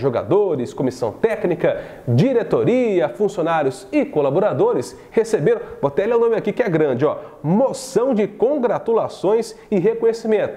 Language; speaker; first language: Portuguese; native; Portuguese